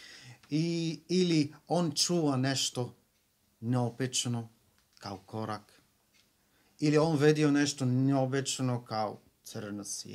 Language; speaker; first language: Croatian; non-native, learner; Arabic